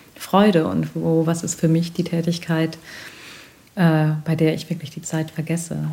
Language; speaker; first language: German; native; German